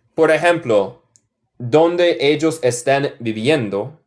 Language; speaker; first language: Spanish; non-native, learner; English